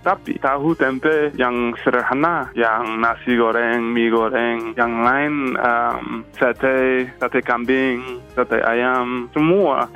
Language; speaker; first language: Indonesian; non-native, fluent; English